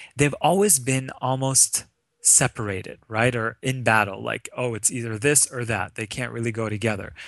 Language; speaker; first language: English; early bilingual, other home language; Arabic